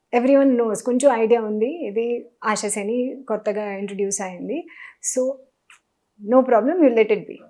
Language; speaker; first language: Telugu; non-native, learner; Hindi